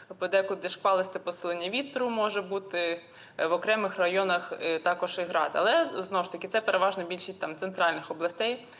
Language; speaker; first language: Ukrainian; native; Ukrainian